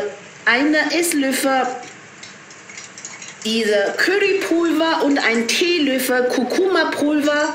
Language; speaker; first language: German; non-native, learner; Chinese